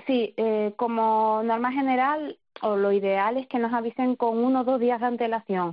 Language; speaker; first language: Spanish; native; Spanish